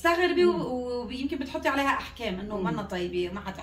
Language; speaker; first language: Arabic; native; Arabic